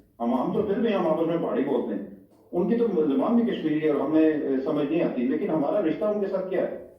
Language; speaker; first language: Urdu; non-native, local second language; Pahari-Potwari